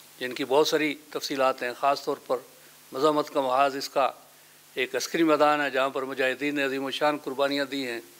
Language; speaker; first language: Urdu; non-native, local second language; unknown